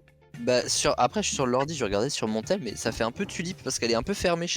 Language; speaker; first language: French; native; French